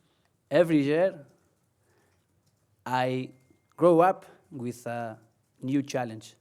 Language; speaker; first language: English; non-native, learner; Spanish